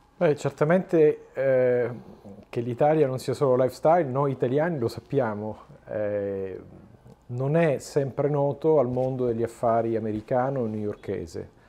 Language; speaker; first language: Italian; native; Italian